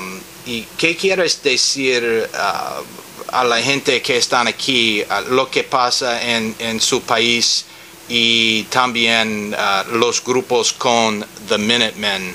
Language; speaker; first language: Spanish; non-native, learner; English